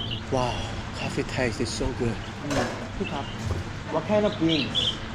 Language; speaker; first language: English; non-native, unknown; Korean